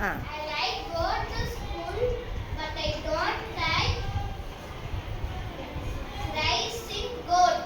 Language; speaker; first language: English; non-native, learner; Tamil